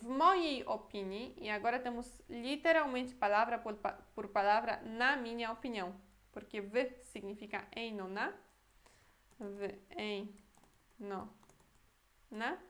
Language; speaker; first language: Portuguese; non-native, fluent; Polish